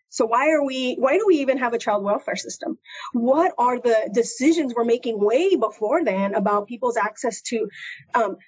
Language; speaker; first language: English; native; English